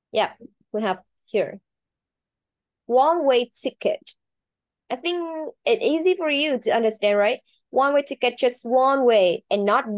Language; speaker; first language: English; non-native, learner; Vietnamese